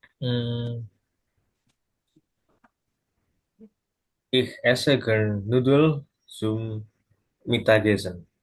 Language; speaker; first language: German; non-native, learner; Indonesian